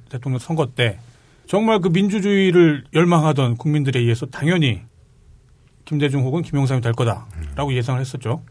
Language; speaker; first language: Korean; native; Korean